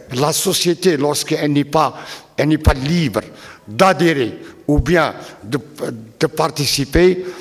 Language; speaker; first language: French; non-native, local second language; Arabic